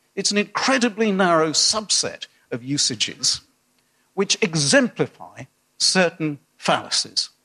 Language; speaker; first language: English; native; English